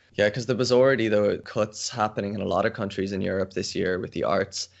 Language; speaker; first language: English; native; English